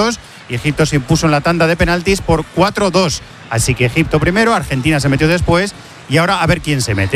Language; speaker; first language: Spanish; native; Spanish